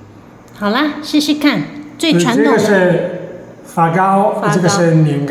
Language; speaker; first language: Chinese; non-native, fluent; Italian